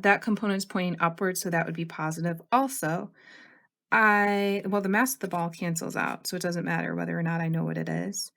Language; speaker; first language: English; native; English